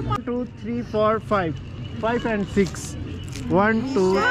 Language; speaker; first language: English; non-native, learner; Urdu